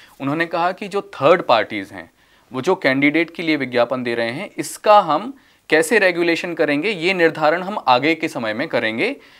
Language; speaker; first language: Hindi; native; Hindi